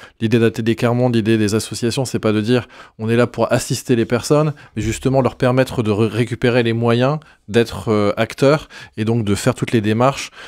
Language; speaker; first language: French; native; French